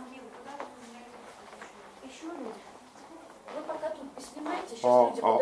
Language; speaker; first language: Russian; native; Russian